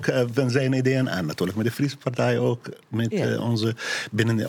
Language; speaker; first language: Dutch; non-native, learner; Arabic